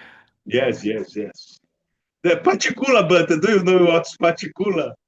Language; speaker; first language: English; non-native, learner; Portuguese